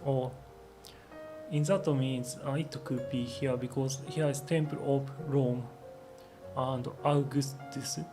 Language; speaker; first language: English; non-native, learner; Japanese